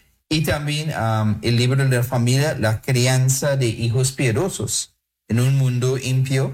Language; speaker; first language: Spanish; non-native, fluent; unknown